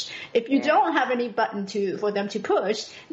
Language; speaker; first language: English; non-native, fluent; Chinese